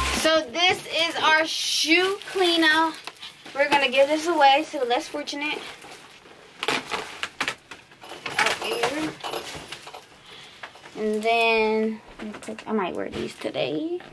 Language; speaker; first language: English; native; English